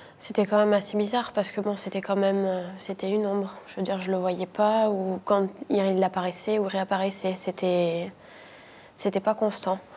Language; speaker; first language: French; native; French